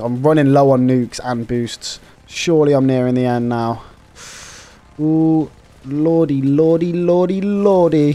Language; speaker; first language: English; native; English